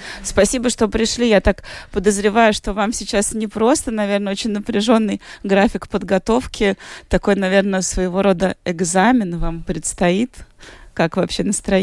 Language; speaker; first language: Russian; native; Russian